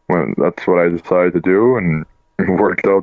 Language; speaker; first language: English; native; English